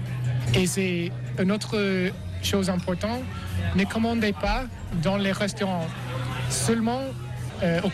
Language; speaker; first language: French; non-native, learner; English